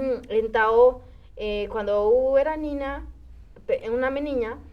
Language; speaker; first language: Portuguese; non-native, fluent; Spanish